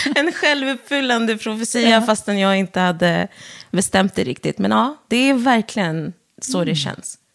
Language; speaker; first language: Swedish; early bilingual, other home language; Wolof